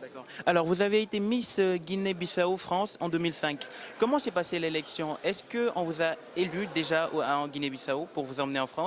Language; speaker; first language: French; non-native, local second language; Wolof